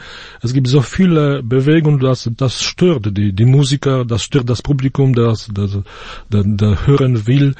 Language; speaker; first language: German; non-native, fluent; Polish